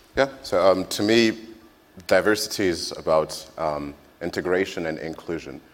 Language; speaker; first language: English; non-native, fluent; French